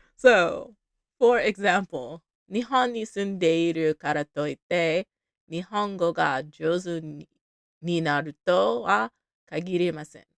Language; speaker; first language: Japanese; non-native, learner; English